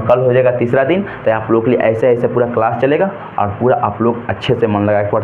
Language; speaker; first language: Hindi; native; Hindi